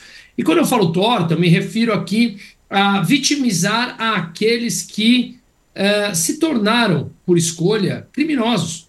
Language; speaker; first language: Portuguese; native; Portuguese